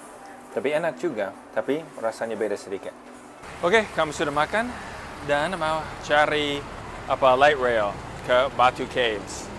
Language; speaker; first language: Indonesian; non-native, fluent; English